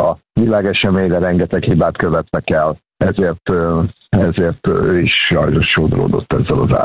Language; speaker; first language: Hungarian; native; Hungarian